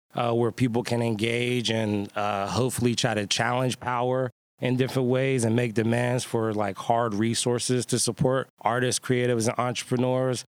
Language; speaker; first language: English; native; English